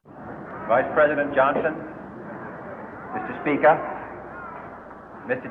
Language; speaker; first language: English; native; English